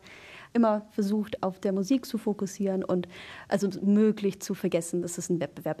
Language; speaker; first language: German; non-native, fluent; English